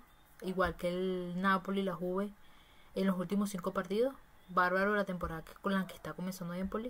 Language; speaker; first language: Spanish; native; Spanish